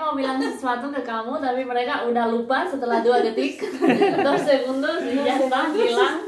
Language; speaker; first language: Indonesian; non-native, fluent; Spanish